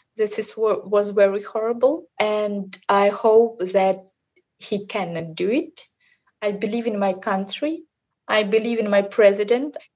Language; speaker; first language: English; non-native, learner; Russian